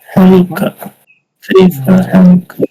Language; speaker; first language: Arabic; non-native, learner; Indonesian